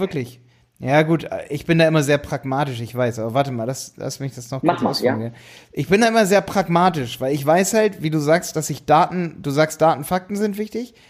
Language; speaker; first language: German; native; German